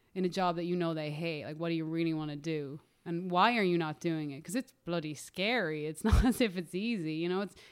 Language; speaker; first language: English; native; English